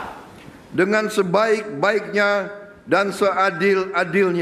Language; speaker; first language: Indonesian; native; Indonesian